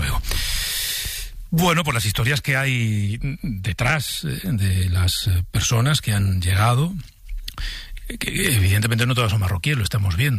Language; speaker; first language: Spanish; native; Spanish